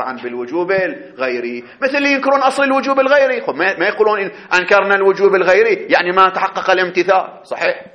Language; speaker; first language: Arabic; native; Arabic